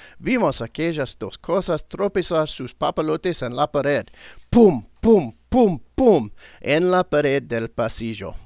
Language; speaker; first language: Spanish; non-native, learner; English